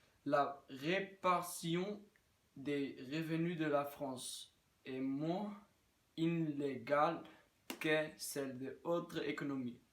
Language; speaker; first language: French; non-native, learner; Dutch